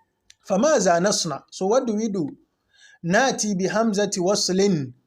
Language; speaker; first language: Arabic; non-native, fluent; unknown